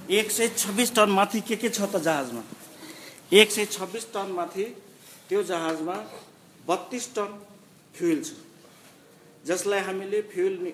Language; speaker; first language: Nepali; non-native, local second language; Maithili